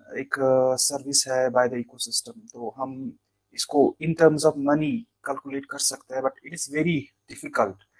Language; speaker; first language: Hindi; non-native, local second language; Kashmiri